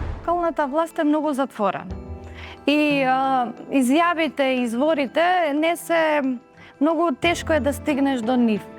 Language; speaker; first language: Macedonian; non-native, local second language; Albanian